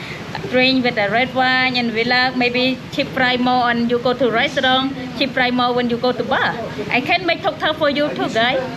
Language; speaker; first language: English; non-native, learner; Khmer